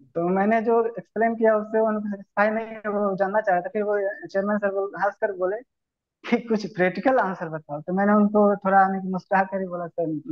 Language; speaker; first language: Hindi; native; Hindi